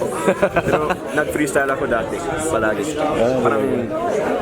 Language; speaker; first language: Filipino; non-native, learner; English